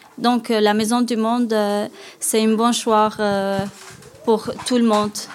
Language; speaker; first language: French; non-native, learner; Albanian